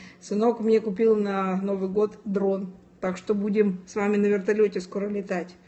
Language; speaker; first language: Russian; native; Russian